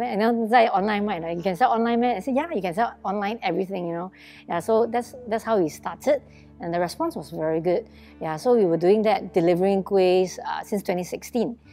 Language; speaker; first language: English; non-native, local second language; Chinese